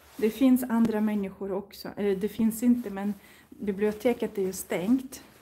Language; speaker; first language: Swedish; non-native, fluent; Russian